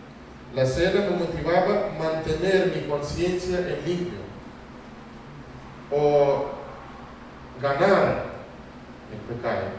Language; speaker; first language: Spanish; non-native, fluent; Russian